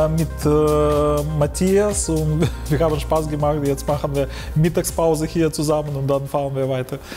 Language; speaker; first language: German; non-native, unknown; Ukrainian